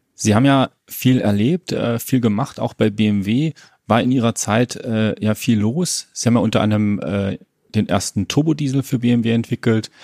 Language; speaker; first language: German; native; German